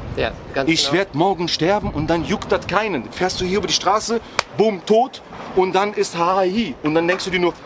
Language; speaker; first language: German; early bilingual, other home language; Ukrainian